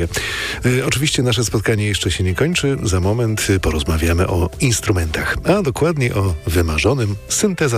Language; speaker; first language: Polish; native; Polish